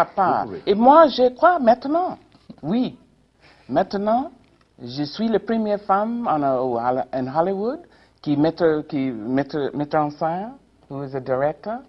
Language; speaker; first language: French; non-native, learner; English